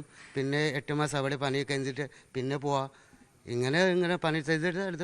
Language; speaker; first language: Malayalam; non-native, learner; Bangla